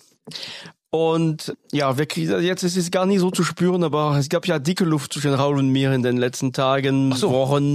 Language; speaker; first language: German; non-native, fluent; French